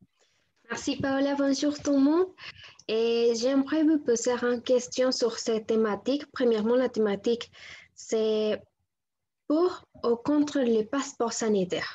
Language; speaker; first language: French; non-native, learner; Spanish